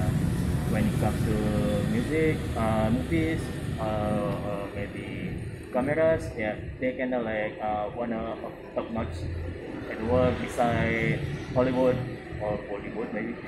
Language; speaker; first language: English; non-native, learner; Indonesian